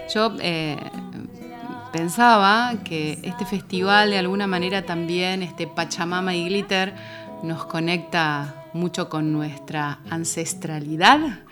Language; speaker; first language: Spanish; native; Spanish